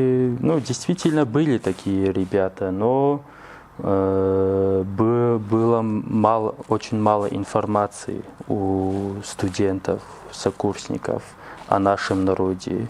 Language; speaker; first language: Russian; non-native, local second language; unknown